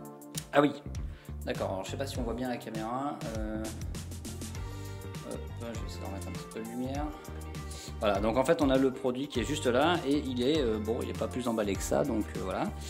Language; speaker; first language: French; native; French